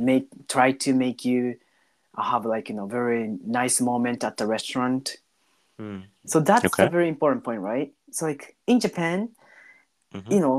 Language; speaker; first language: English; non-native, learner; Japanese